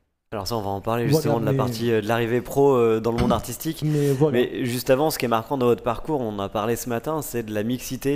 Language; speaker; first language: French; native; French